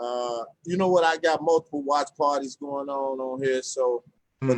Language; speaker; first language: English; native; English